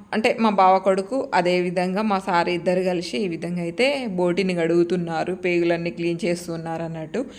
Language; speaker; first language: Telugu; non-native, local second language; Lambadi